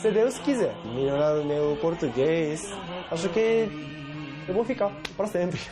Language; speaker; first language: Portuguese; non-native, learner; Japanese